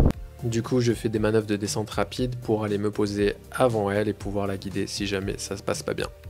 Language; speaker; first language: French; native; French